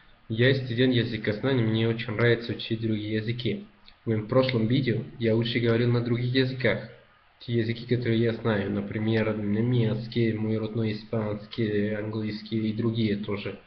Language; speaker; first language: Russian; non-native, learner; Spanish